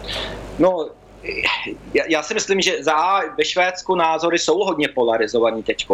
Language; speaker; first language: Czech; early bilingual, heritage; Czech